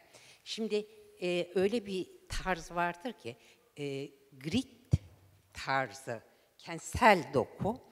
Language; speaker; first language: Turkish; native; Turkish